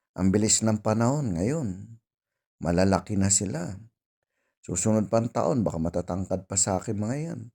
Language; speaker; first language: Filipino; native; Filipino